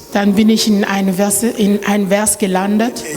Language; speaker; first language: German; non-native, learner; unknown